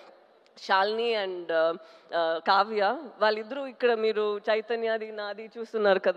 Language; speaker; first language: Telugu; non-native, local second language; Tamil